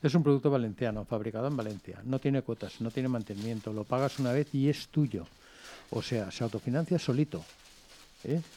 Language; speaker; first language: Spanish; non-native, local second language; Catalan